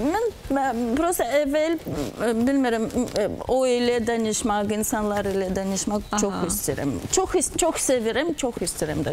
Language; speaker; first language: Azerbaijani; non-native, learner; Russian